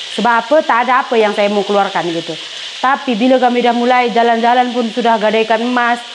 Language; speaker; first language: Indonesian; native; Indonesian